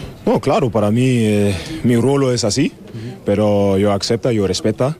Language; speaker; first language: Spanish; non-native, learner; German